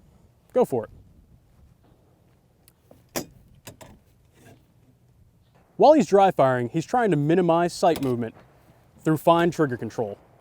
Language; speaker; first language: English; native; English